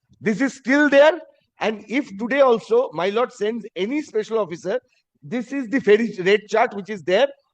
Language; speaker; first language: English; non-native, local second language; Bangla